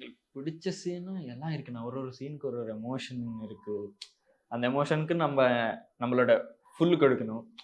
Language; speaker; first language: Tamil; non-native, learner; Telugu